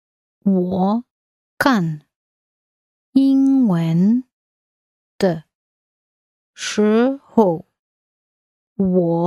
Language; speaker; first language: Chinese; non-native, learner; English